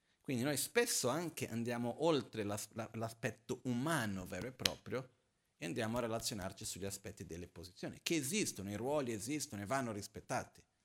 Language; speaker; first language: Italian; non-native, fluent; Portuguese